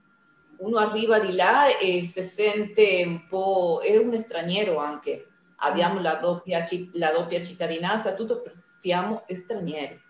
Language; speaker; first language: Italian; non-native, fluent; Spanish